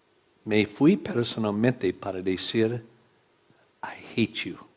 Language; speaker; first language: Spanish; non-native, learner; English